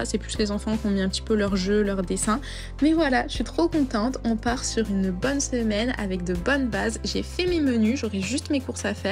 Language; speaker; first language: French; native; French